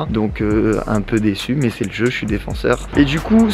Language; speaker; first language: French; native; French